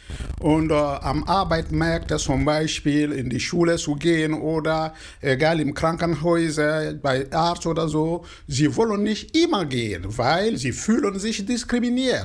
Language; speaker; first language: German; non-native, fluent; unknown